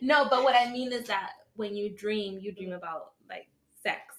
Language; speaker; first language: English; early bilingual, other home language; Spanish